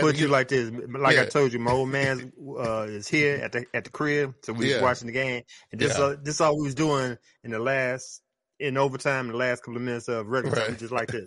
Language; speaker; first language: English; native; English